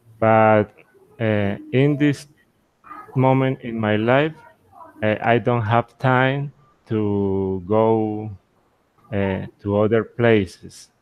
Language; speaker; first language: English; non-native, learner; Spanish